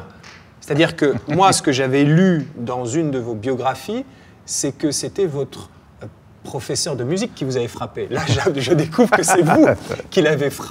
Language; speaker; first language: French; native; French